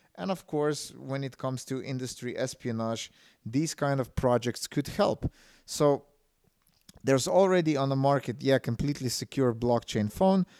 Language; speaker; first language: English; non-native, fluent; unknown